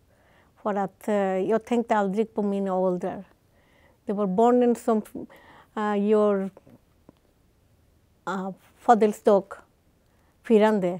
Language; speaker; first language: Swedish; non-native, fluent; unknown